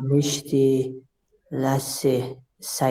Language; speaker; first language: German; non-native, learner; Urdu